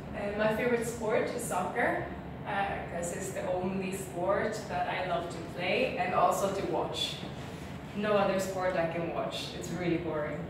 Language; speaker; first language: English; non-native, fluent; Swedish